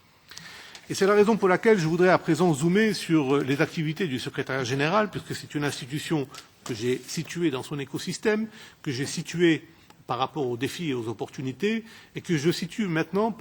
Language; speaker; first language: French; non-native, local second language; Arabic